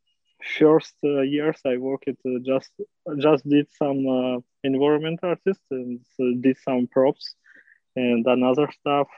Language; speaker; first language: English; non-native, learner; Russian